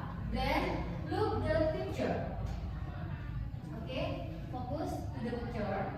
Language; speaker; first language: English; non-native, learner; Indonesian